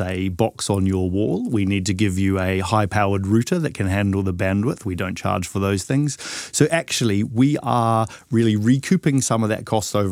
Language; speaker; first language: English; native; English